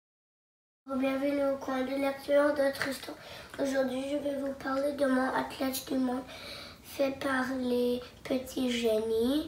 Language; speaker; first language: French; non-native, local second language; English